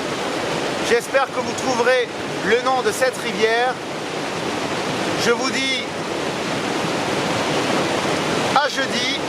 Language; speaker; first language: French; native; French